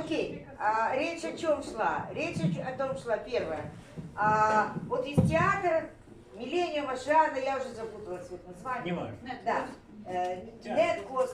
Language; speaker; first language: Russian; native; Russian